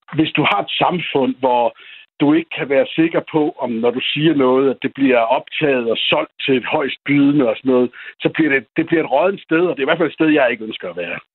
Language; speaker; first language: Danish; native; Danish